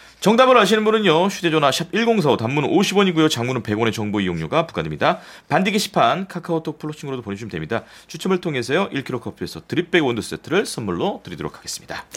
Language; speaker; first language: Korean; native; Korean